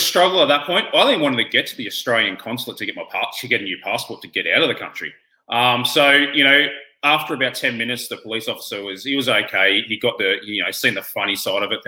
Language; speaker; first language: English; native; English